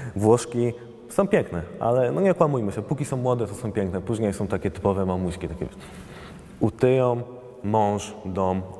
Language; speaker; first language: Polish; non-native, fluent; Italian